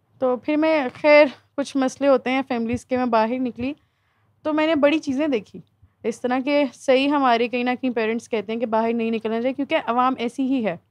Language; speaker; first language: Urdu; native; Urdu